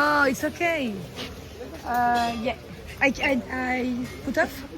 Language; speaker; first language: English; non-native, learner; French